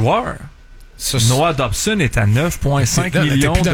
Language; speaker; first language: French; native; French